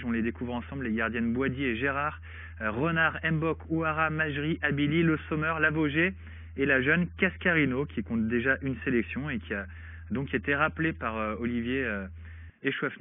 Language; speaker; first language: French; native; French